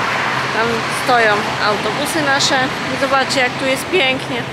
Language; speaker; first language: Polish; native; Polish